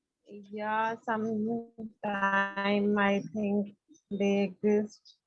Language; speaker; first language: English; non-native, learner; Hindi